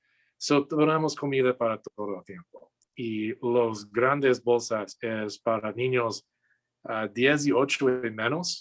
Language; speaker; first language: Spanish; non-native, learner; English